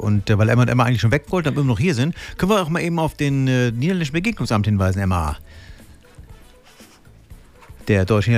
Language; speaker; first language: German; native; German